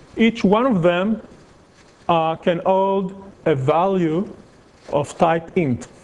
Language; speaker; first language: English; non-native, fluent; Hebrew